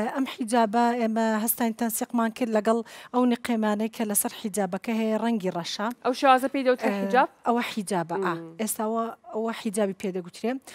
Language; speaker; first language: Central Kurdish; non-native, local second language; Kurdish